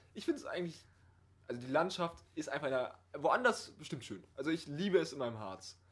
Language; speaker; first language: German; native; German